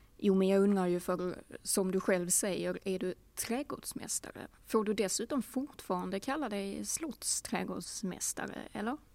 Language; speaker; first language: Swedish; native; Swedish